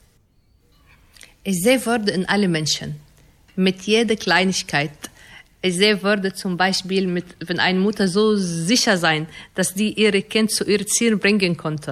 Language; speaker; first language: German; non-native, fluent; Arabic